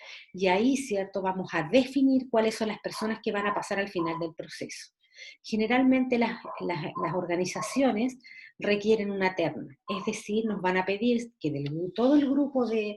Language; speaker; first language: Spanish; native; Spanish